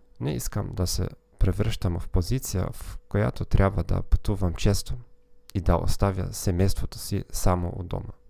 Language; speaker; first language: Macedonian; non-native, learner; German